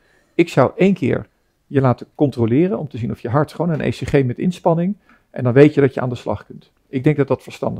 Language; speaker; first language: Dutch; native; Dutch